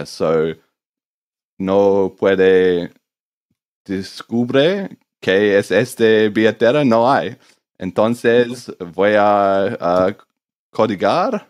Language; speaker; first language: Spanish; non-native, learner; English